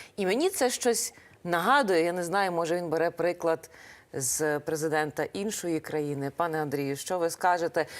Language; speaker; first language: Ukrainian; native; Ukrainian